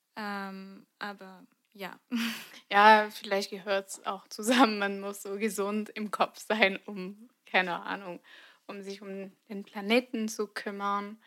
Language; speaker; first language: German; non-native, fluent; French